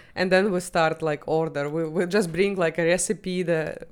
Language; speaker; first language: English; non-native, fluent; Russian